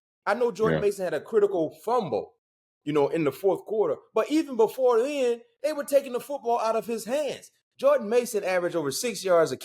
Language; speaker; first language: English; native; English